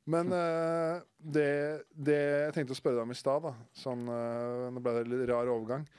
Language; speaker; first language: Norwegian; native; Norwegian